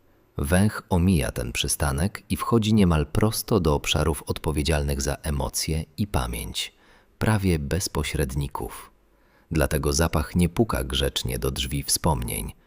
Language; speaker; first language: Polish; native; Polish